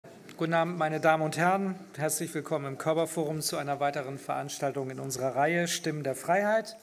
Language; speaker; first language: German; native; German